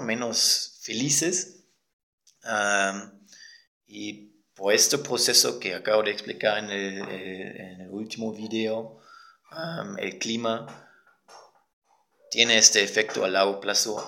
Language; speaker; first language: Spanish; non-native, fluent; German